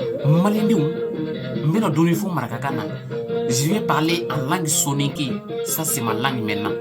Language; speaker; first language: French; non-native, local second language; Soninke